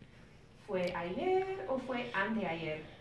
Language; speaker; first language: Spanish; non-native, fluent; English